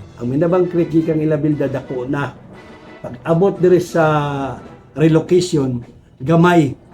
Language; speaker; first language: Cebuano; native; Cebuano